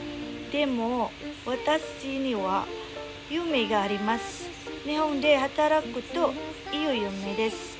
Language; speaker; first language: Japanese; non-native, learner; Indonesian